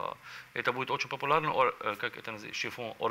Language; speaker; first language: Russian; non-native, learner; Arabic